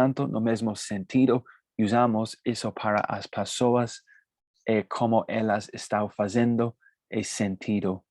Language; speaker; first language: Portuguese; non-native, fluent; Spanish